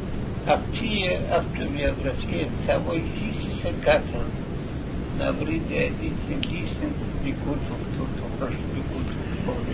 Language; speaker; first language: Greek; non-native, learner; Russian